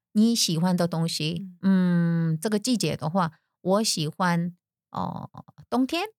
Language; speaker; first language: Chinese; non-native, fluent; Korean